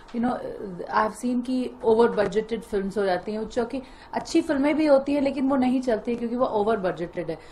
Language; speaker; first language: Hindi; native; Hindi